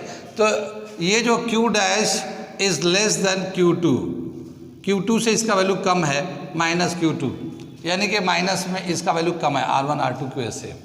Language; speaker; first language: Hindi; native; Hindi